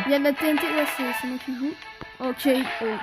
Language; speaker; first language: French; native; French